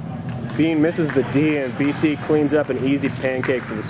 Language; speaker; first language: English; native; English